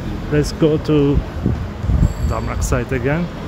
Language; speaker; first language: English; non-native, fluent; Turkish